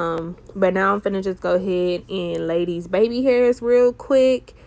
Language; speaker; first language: English; native; English